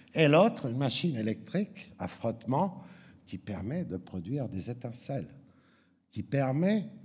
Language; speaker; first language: French; native; French